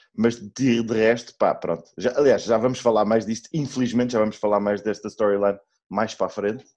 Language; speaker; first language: Portuguese; native; Portuguese